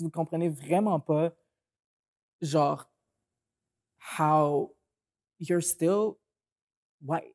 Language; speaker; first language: French; native; French